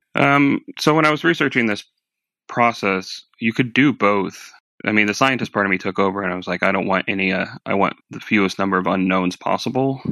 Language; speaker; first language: English; native; English